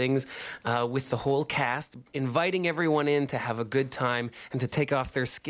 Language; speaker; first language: English; native; English